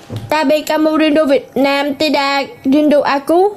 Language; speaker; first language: Indonesian; non-native, learner; Vietnamese